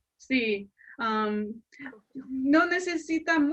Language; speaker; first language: Spanish; non-native, learner; English